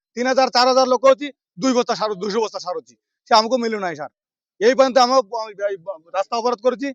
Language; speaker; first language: Odia; non-native, local second language; Bangla